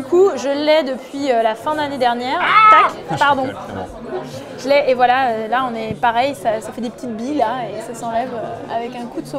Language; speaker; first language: French; native; French